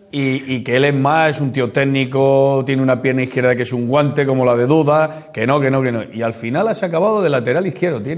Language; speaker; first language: Spanish; native; Spanish